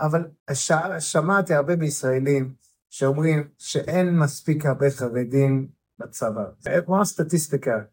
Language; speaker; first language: Hebrew; non-native, fluent; English